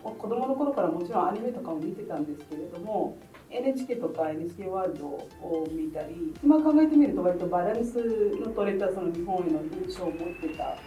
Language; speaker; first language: Japanese; non-native, fluent; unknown